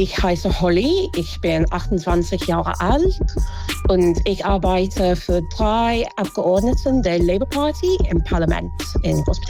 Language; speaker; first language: German; non-native, fluent; English